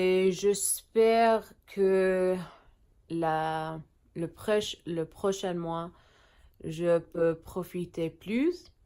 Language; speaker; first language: French; non-native, learner; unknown